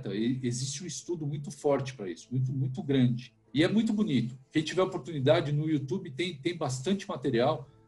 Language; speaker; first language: Portuguese; native; Portuguese